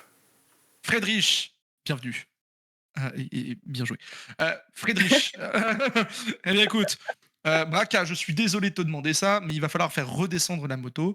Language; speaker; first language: French; native; French